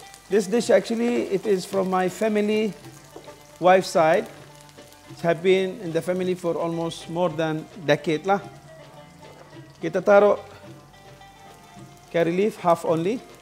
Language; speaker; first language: English; non-native, local second language; Arabic